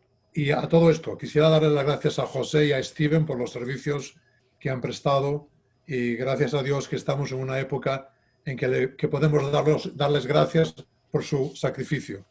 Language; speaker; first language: Spanish; native; Spanish